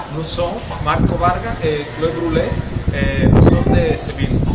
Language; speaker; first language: English; non-native, fluent; Italian